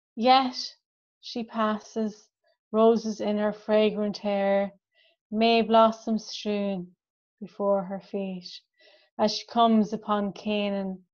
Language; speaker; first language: English; native; English